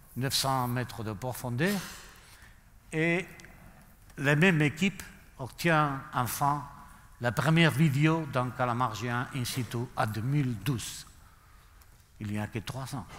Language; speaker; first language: French; non-native, learner; Spanish